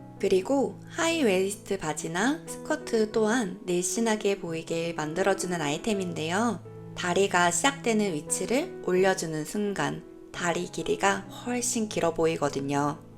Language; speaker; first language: Korean; native; Korean